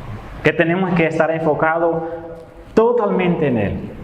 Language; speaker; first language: Spanish; non-native, fluent; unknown